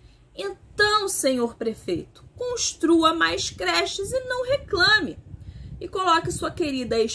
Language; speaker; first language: Portuguese; native; Portuguese